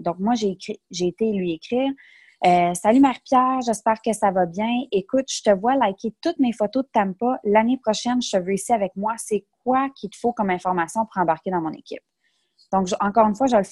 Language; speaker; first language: French; native; French